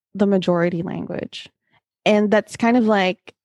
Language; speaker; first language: English; non-native, local second language; Filipino